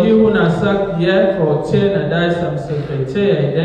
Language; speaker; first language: Danish; non-native, fluent; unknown